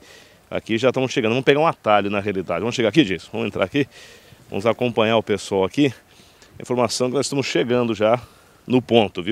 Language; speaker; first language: Portuguese; native; Portuguese